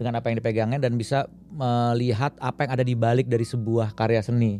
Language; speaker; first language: Indonesian; native; Indonesian